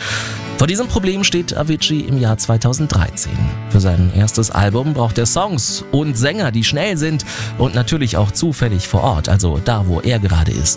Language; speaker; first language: German; native; German